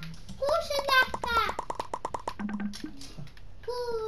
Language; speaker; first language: German; non-native, learner; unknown